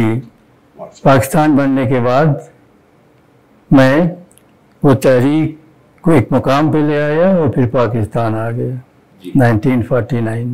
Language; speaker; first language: Urdu; native; Urdu